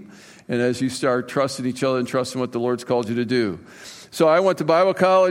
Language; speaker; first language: English; native; English